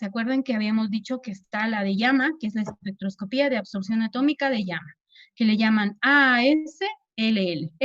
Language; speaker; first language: Spanish; native; Spanish